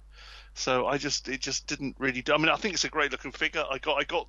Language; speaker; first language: English; native; English